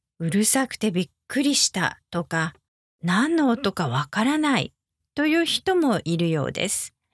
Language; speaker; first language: Japanese; native; Japanese